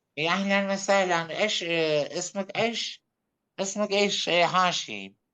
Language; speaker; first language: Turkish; non-native, learner; Arabic